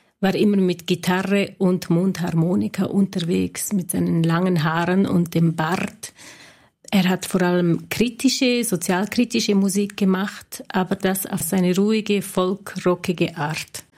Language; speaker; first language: German; non-native, local second language; Romansh